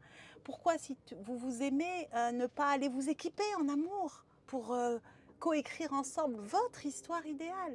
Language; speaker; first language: French; native; French